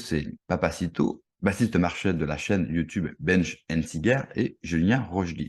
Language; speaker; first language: French; native; French